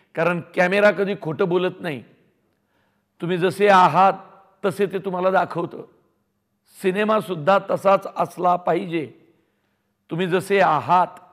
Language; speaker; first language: Marathi; native; Marathi